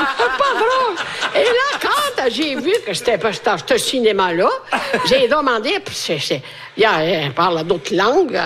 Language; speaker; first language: French; non-native, fluent; Italian